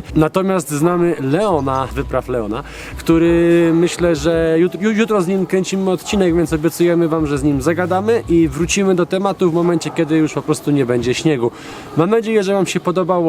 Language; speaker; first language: Polish; native; Polish